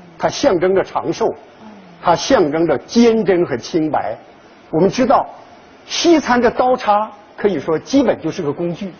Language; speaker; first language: Chinese; native; Chinese